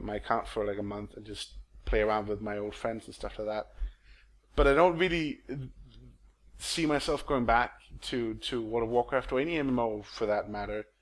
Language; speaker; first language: English; non-native, fluent; Danish